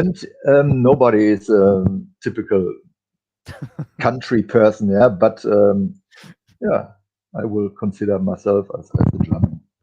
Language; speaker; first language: English; non-native, fluent; German